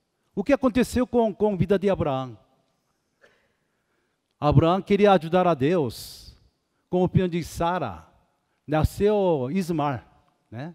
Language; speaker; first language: Portuguese; non-native, fluent; Korean